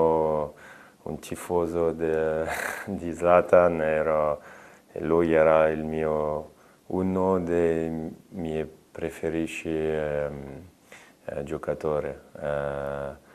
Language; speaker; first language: Italian; non-native, fluent; French